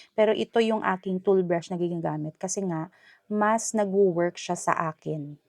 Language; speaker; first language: Filipino; non-native, local second language; Hiligaynon